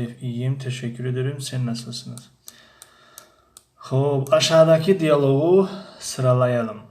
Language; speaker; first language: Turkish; non-native, fluent; Tajik